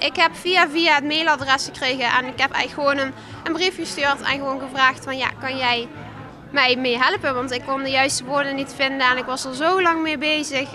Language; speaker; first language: Dutch; native; Dutch